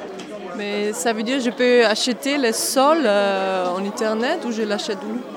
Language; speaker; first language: French; non-native, fluent; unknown